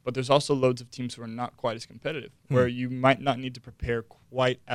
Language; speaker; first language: English; native; English